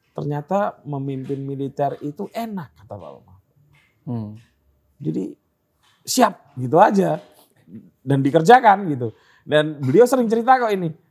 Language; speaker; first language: Indonesian; native; Indonesian